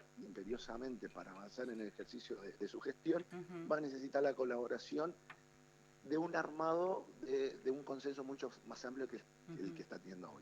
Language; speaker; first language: Spanish; native; Spanish